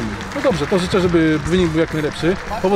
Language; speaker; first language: Polish; native; Polish